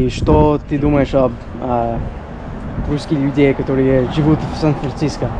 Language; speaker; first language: Russian; non-native, learner; English